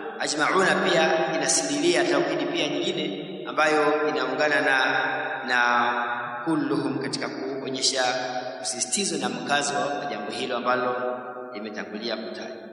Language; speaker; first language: Swahili; native; Swahili